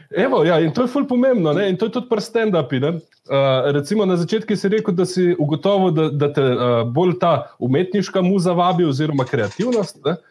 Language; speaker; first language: Slovenian; native; Slovenian